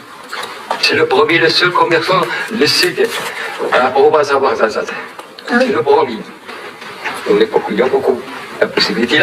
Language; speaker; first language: French; non-native, learner; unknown